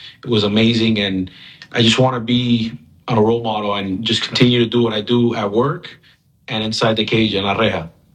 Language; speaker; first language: English; early bilingual, other home language; Spanish